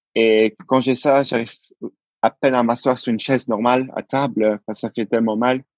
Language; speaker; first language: French; non-native, local second language; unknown